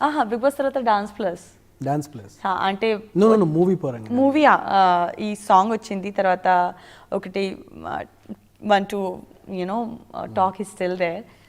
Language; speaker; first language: Telugu; non-native, learner; Gujarati